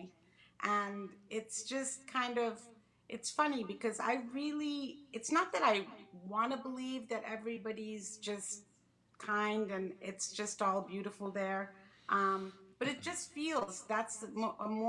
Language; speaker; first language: English; early bilingual, other home language; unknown